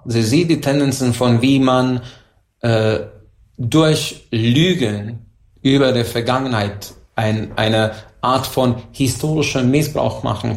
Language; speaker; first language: German; non-native, fluent; Hungarian